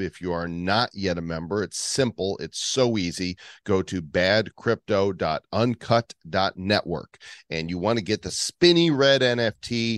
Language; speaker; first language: English; native; English